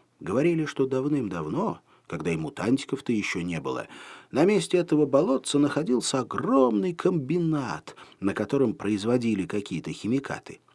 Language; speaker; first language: Russian; native; Russian